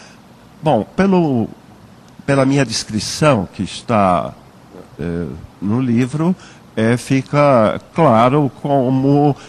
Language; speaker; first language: Portuguese; early bilingual, other home language; German